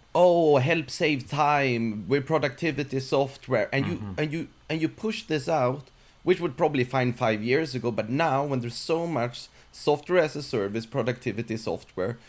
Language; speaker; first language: English; non-native, fluent; Swedish